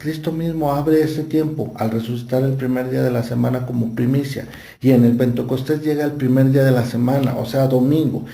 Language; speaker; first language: Spanish; native; Spanish